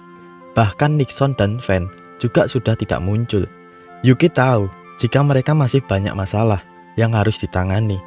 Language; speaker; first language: Indonesian; native; Indonesian